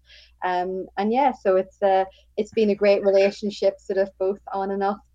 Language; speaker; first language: English; native; English